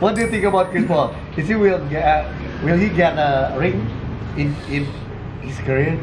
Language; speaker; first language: English; non-native, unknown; Indonesian